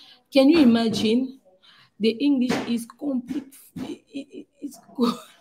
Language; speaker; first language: English; non-native, learner; Lingala